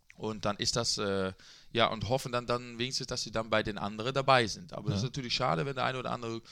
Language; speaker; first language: German; non-native, fluent; Dutch